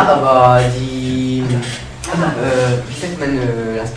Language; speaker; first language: German; non-native, learner; French